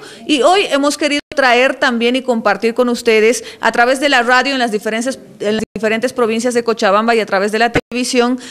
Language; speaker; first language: Spanish; native; Spanish